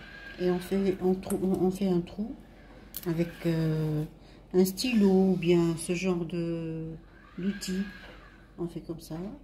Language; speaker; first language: French; non-native, local second language; Arabic